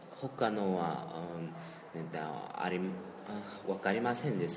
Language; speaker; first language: Japanese; non-native, learner; Chinese